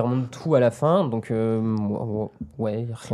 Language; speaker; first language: French; native; French